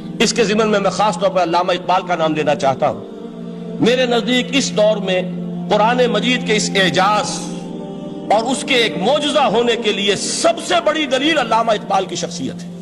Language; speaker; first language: Urdu; native; Urdu